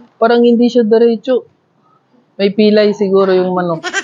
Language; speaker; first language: Filipino; non-native, learner; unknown